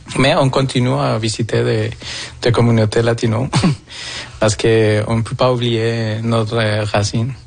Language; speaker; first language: French; non-native, fluent; Spanish